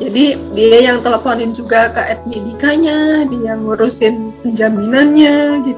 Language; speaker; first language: Indonesian; native; Indonesian